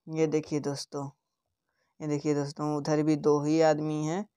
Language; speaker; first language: Hindi; native; Hindi